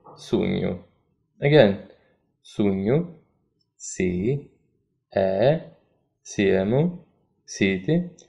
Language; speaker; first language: English; non-native, fluent; Italian